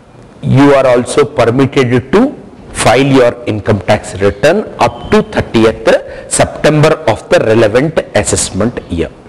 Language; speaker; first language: English; non-native, local second language; Hindi